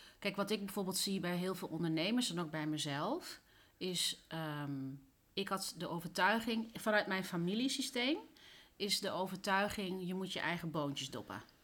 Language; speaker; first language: Dutch; early bilingual, other home language; Spanish